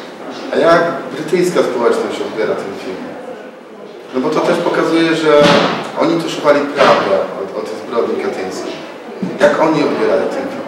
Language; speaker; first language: Polish; native; Polish